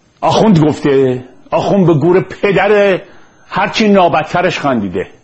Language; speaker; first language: Persian; native; Persian